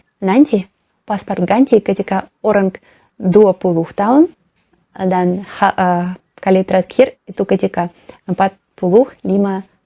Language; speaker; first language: Indonesian; non-native, learner; Russian